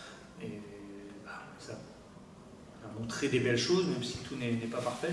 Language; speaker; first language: French; native; French